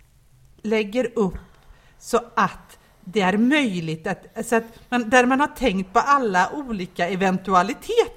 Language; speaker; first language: Swedish; native; Swedish